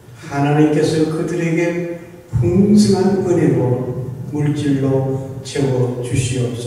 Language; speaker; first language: Korean; native; Korean